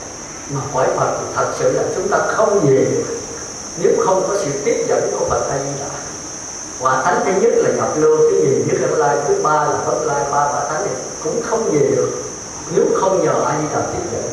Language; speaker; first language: Vietnamese; native; Vietnamese